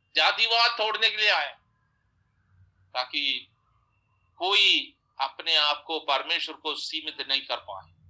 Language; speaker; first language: Hindi; non-native, local second language; Odia